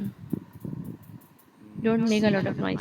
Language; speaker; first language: English; non-native, local second language; Urdu